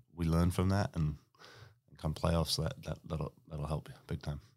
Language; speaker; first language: English; native; English